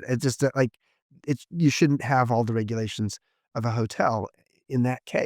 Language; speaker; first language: English; native; English